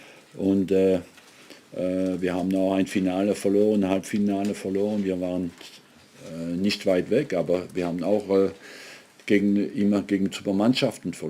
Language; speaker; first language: German; non-native, fluent; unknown